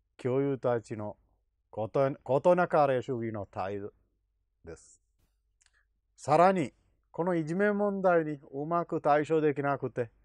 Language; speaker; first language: Japanese; non-native, fluent; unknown